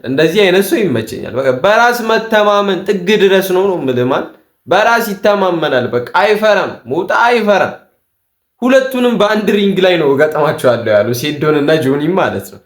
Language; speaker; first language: Amharic; native; Amharic